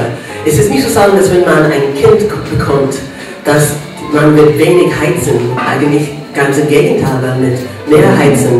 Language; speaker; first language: German; non-native, fluent; English